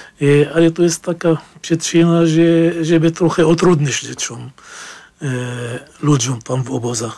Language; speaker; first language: Polish; non-native, fluent; Arabic